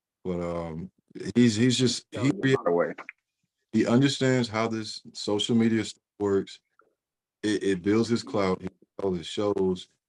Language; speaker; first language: English; native; English